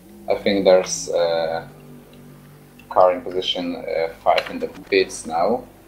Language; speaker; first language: English; non-native, fluent; Polish